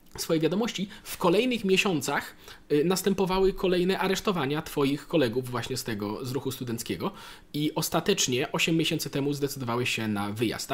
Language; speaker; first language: Polish; native; Polish